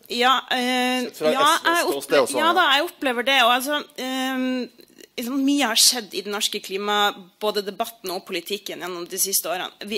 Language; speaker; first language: Norwegian; native; Norwegian